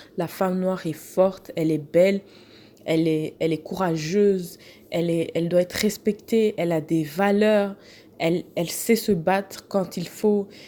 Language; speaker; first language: French; non-native, fluent; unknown